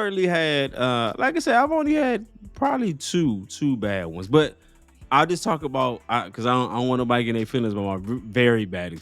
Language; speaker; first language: English; native; English